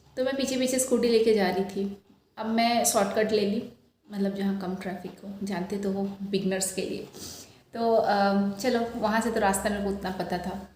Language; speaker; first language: Hindi; non-native, local second language; Bangla